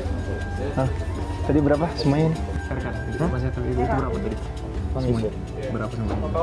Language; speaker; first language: Indonesian; native; Indonesian